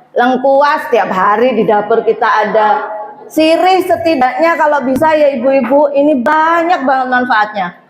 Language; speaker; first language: Indonesian; non-native, local second language; Javanese